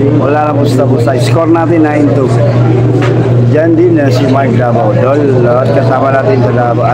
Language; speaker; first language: Filipino; non-native, local second language; Cebuano